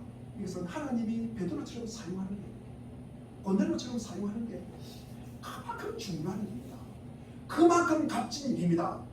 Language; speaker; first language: Korean; native; Korean